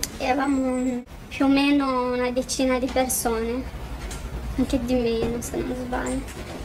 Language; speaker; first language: Italian; non-native, fluent; Romanian